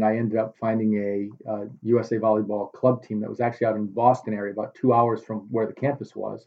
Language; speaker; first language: English; native; English